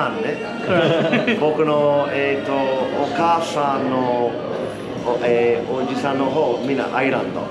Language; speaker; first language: Japanese; non-native, fluent; English